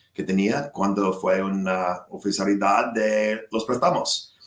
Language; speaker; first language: Spanish; non-native, learner; English